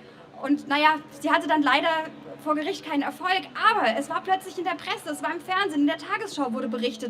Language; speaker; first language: German; native; German